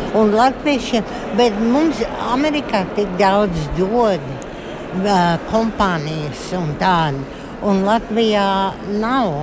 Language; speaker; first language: Latvian; early bilingual, heritage; Latvian